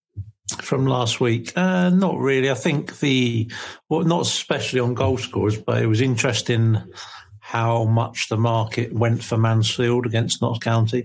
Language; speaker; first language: English; native; English